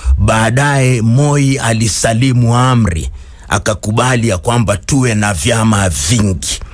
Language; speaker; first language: Swahili; non-native, local second language; Luo (Kenya and Tanzania)